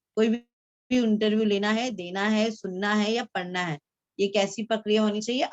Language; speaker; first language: Hindi; non-native, local second language; Marathi